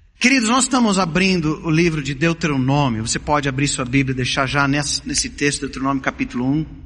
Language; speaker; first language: Portuguese; early bilingual, other home language; English